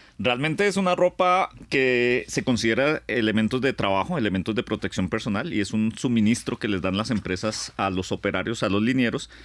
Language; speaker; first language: Spanish; native; Spanish